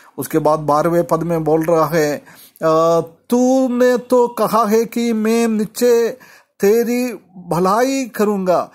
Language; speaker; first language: Hindi; non-native, local second language; Malayalam